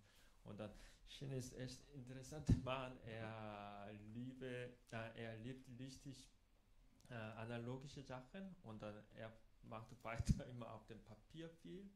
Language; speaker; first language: German; non-native, fluent; Korean